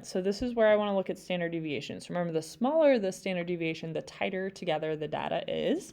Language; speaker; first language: English; native; English